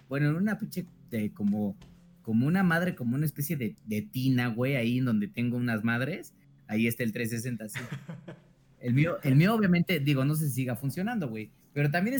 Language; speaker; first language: Spanish; native; Spanish